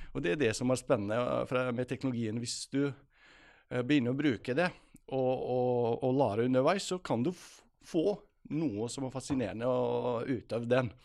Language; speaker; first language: Norwegian; non-native, fluent; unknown